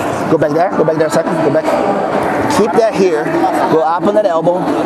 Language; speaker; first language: English; non-native, fluent; Portuguese